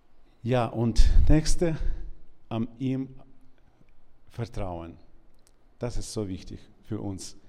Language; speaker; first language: German; non-native, learner; Ukrainian